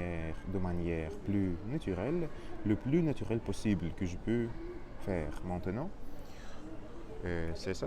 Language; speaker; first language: French; non-native, learner; Russian